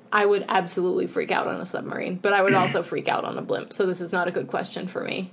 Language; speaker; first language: English; native; English